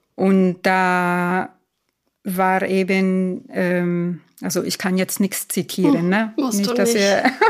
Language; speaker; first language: German; non-native, fluent; Italian